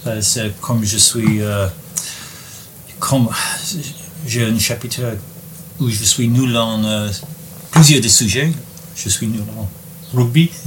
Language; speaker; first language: French; non-native, learner; English